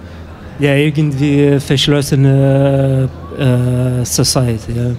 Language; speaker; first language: German; non-native, fluent; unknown